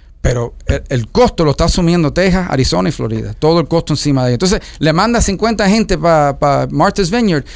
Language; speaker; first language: Spanish; early bilingual, heritage; Spanish